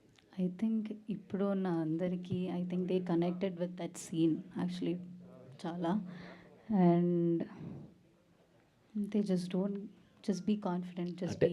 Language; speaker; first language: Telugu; non-native, learner; Malayalam